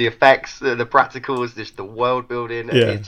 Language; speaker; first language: English; native; English